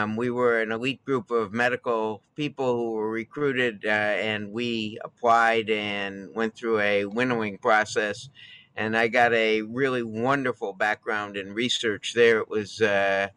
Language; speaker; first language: English; native; English